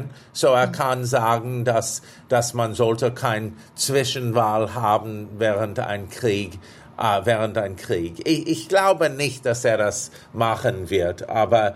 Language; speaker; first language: German; non-native, fluent; English